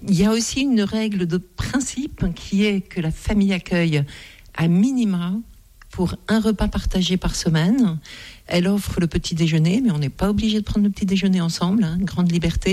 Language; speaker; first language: French; native; French